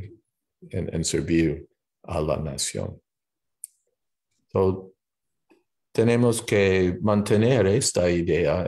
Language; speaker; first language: Spanish; non-native, fluent; English